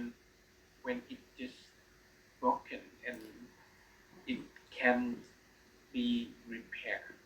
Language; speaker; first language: English; non-native, learner; Vietnamese